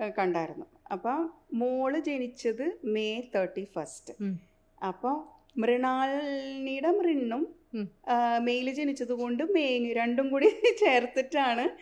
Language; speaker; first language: Malayalam; early bilingual, heritage; Malayalam